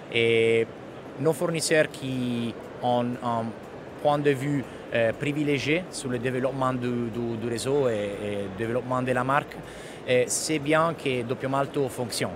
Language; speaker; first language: French; non-native, fluent; Italian